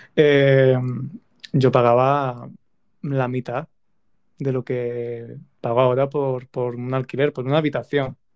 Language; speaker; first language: Spanish; native; Spanish